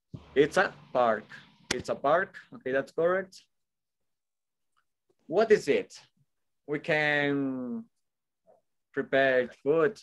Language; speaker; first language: English; non-native, fluent; Spanish